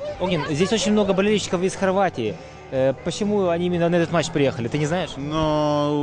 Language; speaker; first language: Russian; native; Russian